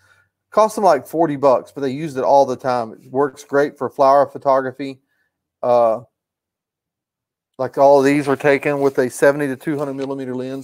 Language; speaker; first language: English; native; English